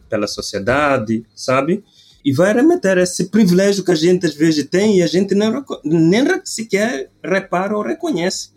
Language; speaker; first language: Portuguese; non-native, local second language; Upper Guinea Crioulo